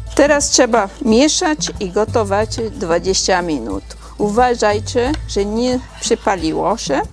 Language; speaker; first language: Polish; non-native, learner; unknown